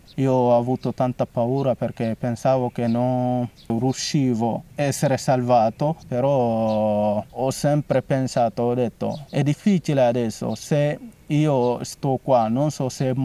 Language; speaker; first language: Italian; non-native, fluent; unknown